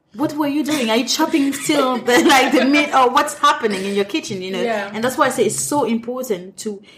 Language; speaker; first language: English; non-native, local second language; French